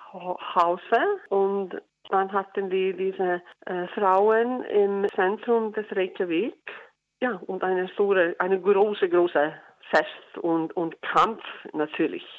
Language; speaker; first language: German; non-native, learner; Icelandic